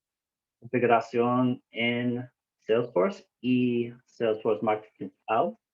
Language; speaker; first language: Spanish; non-native, learner; English